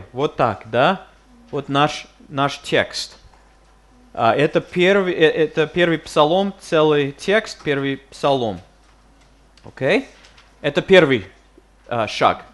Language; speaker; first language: Russian; non-native, fluent; English